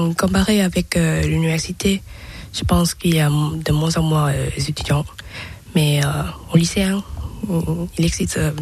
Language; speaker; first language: French; non-native, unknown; Thai